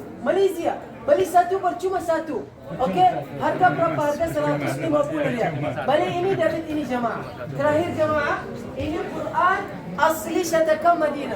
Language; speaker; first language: Indonesian; non-native, learner; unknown